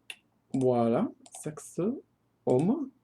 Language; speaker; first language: French; non-native, learner; English